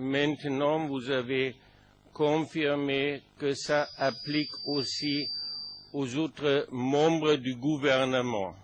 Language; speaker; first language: French; non-native, fluent; German